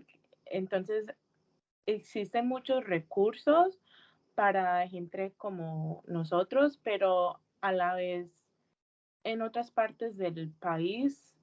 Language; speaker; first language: Spanish; early bilingual, heritage; English